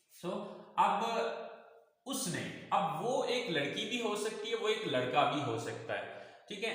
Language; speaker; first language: Urdu; native; Urdu